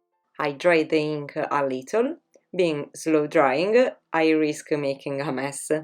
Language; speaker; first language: English; non-native, fluent; Italian